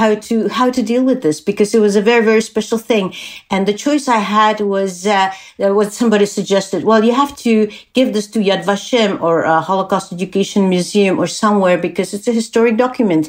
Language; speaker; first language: English; non-native, fluent; Czech